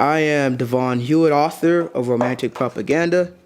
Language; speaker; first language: English; native; English